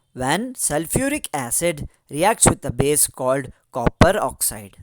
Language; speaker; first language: English; non-native, local second language; Kannada